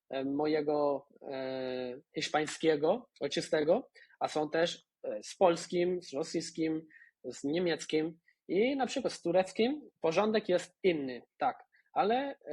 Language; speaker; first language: Polish; non-native, fluent; Spanish